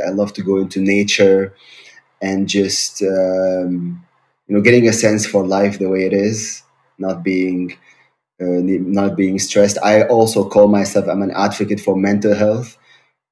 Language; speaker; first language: English; non-native, fluent; Arabic